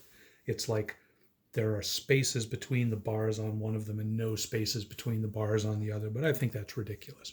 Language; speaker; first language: English; native; English